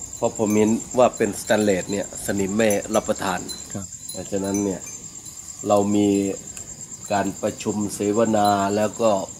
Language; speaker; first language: Thai; native; Thai